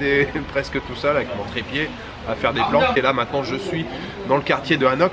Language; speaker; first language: French; native; French